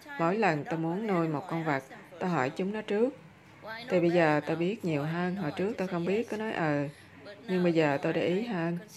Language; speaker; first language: Vietnamese; native; Vietnamese